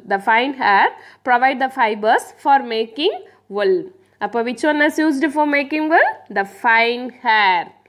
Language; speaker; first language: English; non-native, local second language; Tamil